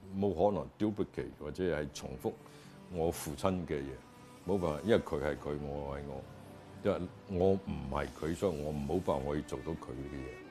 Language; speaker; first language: Chinese; native; Chinese